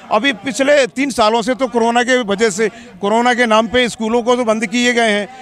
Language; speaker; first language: Hindi; native; Hindi